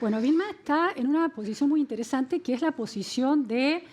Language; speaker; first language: Spanish; native; Spanish